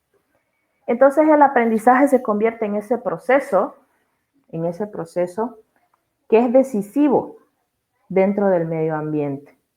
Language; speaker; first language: Spanish; native; Spanish